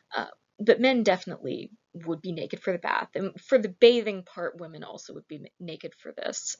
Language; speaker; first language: English; native; English